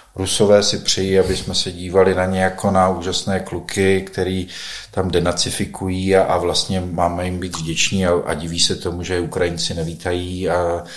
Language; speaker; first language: Czech; native; Czech